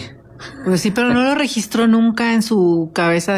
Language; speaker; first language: Spanish; native; Spanish